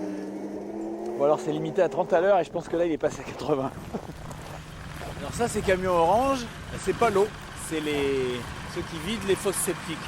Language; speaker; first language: French; native; French